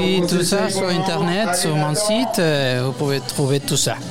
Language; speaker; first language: French; non-native, learner; Spanish